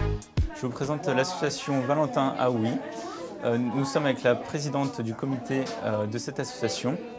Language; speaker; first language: French; native; French